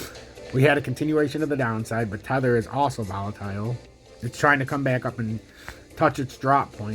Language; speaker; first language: English; native; English